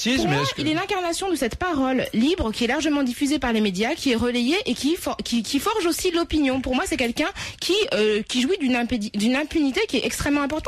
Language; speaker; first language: French; native; French